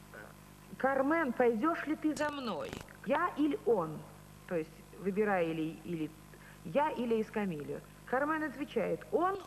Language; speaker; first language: Russian; native; Russian